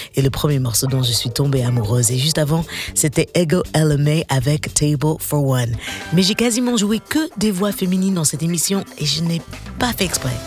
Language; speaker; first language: French; non-native, fluent; English